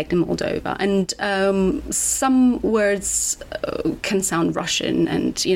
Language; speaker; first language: English; non-native, fluent; Romanian